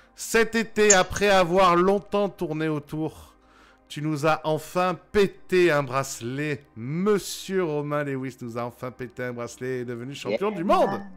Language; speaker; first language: French; native; French